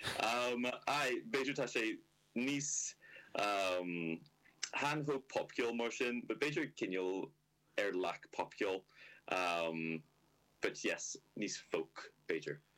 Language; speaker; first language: Irish; non-native, fluent; English